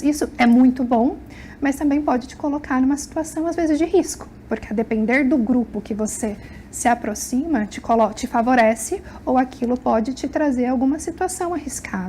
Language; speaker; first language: Portuguese; native; Portuguese